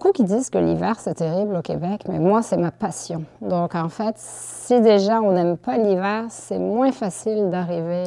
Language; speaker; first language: French; native; French